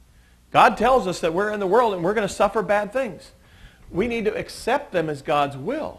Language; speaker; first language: English; native; English